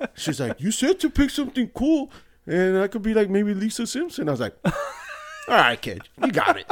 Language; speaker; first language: English; early bilingual, other home language; Spanish